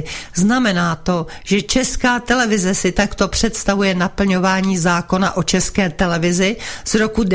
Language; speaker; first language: Czech; native; Czech